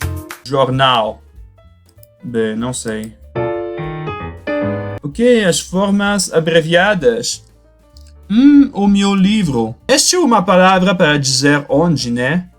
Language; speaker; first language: Portuguese; non-native, fluent; French